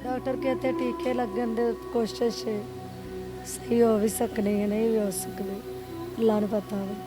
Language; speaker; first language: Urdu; non-native, local second language; Punjabi